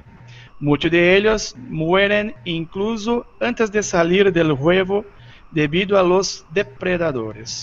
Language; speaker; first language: Spanish; non-native, learner; Portuguese